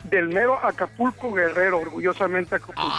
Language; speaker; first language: Spanish; native; Spanish